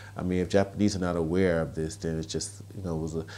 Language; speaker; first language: English; native; English